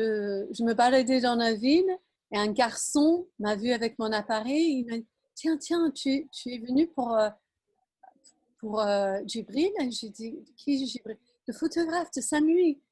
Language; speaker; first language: French; non-native, fluent; English